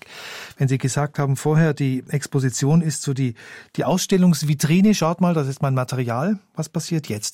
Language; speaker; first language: German; native; German